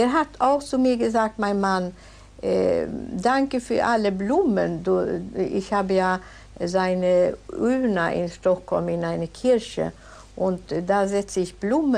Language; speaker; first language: German; non-native, learner; Swedish